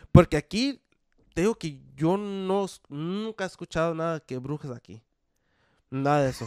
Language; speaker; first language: Spanish; early bilingual, heritage; Spanish